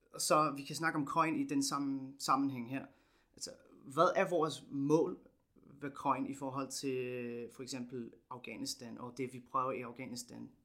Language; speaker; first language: Danish; non-native, fluent; English